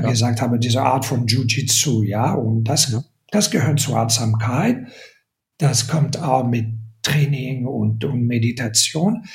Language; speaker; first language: German; non-native, fluent; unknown